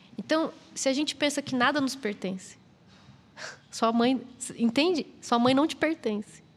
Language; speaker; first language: Portuguese; native; Portuguese